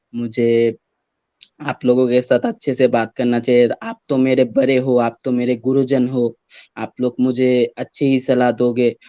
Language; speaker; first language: Hindi; non-native, fluent; Bangla